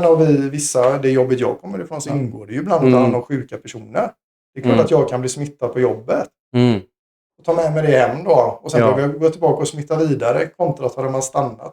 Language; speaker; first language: Swedish; native; Swedish